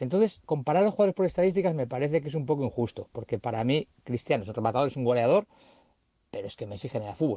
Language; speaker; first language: Spanish; native; Spanish